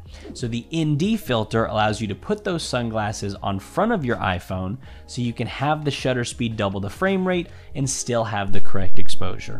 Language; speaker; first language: English; native; English